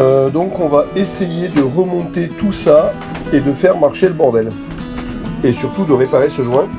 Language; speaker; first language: French; native; French